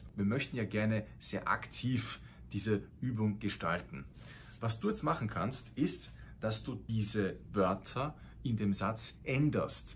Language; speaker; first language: German; non-native, fluent; Spanish